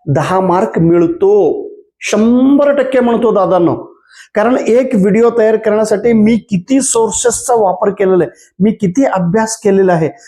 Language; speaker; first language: Marathi; non-native, local second language; Kannada